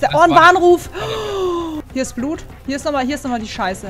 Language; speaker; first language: German; native; German